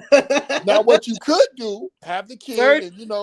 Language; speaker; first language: English; native; English